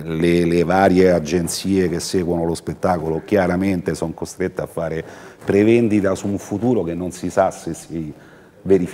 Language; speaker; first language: Italian; native; Italian